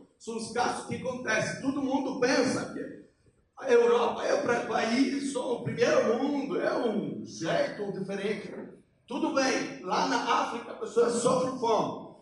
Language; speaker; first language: Portuguese; non-native, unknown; Polish